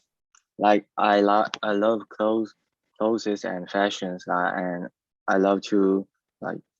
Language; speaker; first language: English; non-native, learner; Chinese